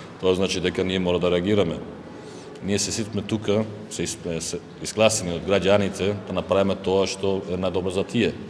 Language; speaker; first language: Macedonian; native; Macedonian